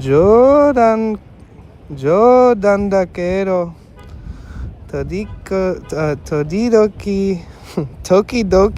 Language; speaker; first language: Japanese; non-native, learner; English